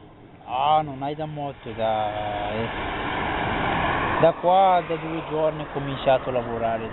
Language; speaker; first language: Italian; non-native, learner; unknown